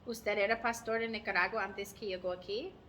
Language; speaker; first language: Spanish; non-native, learner; English